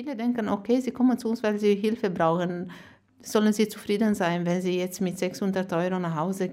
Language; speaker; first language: German; non-native, fluent; Romanian